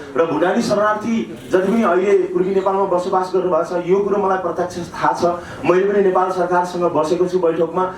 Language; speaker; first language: Nepali; native; Nepali